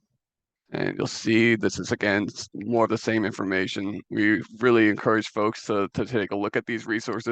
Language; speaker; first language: English; native; English